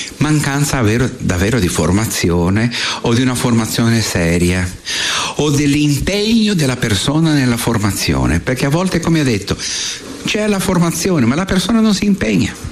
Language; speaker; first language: Italian; non-native, fluent; Portuguese